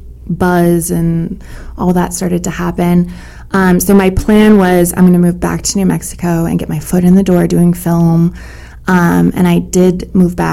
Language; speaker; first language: English; native; English